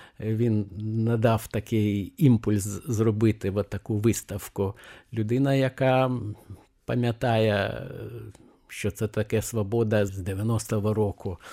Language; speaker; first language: Ukrainian; non-native, fluent; Lithuanian